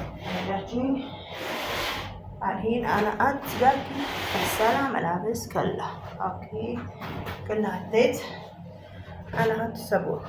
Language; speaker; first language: Arabic; non-native, learner; Amharic